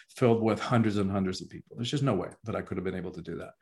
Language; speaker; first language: English; early bilingual, other home language; Spanish